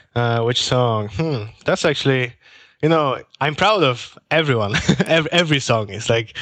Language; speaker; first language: English; non-native, learner; Polish